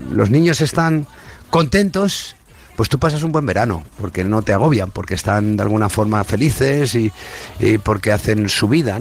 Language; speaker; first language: Spanish; native; Spanish